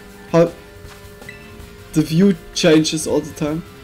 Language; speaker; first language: English; non-native, fluent; Swiss German